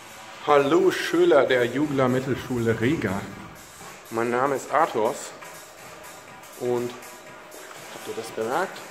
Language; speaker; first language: German; non-native, fluent; Latvian